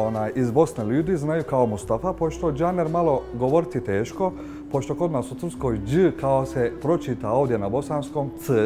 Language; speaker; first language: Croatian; non-native, fluent; Turkish